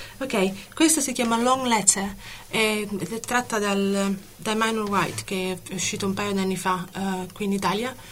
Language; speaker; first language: Italian; native; Italian